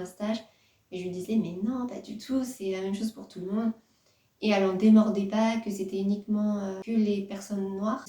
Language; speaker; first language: French; native; French